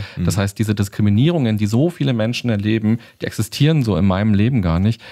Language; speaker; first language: German; native; German